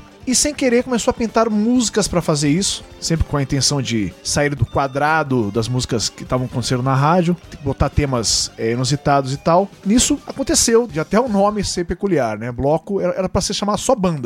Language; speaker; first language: Portuguese; native; Portuguese